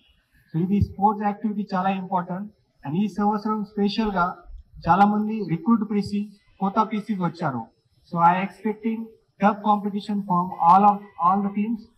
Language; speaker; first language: Telugu; non-native, fluent; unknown